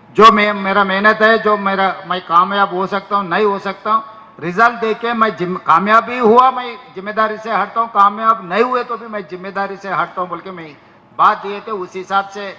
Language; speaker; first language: Hindi; non-native, local second language; Telugu